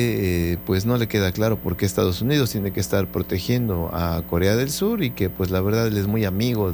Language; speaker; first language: Spanish; native; Spanish